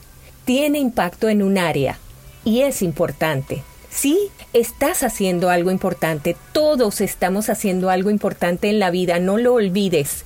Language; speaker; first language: Spanish; native; Spanish